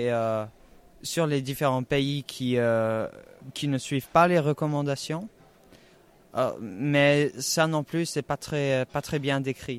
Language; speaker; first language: French; non-native, fluent; German